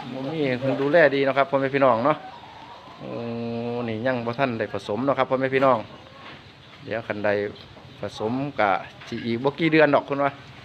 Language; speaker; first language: Thai; native; Thai